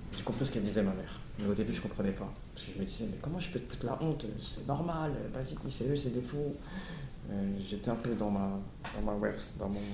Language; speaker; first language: French; native; French